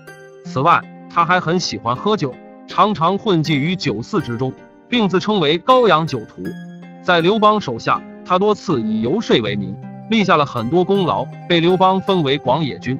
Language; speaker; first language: Chinese; native; Chinese